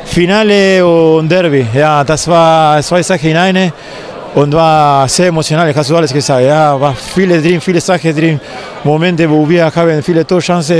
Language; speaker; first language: German; non-native, fluent; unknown